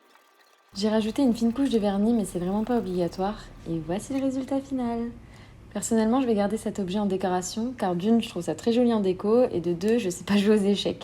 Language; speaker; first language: French; native; French